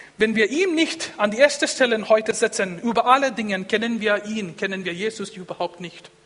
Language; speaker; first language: German; non-native, fluent; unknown